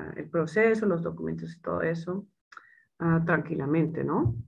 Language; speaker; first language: Spanish; non-native, fluent; Dutch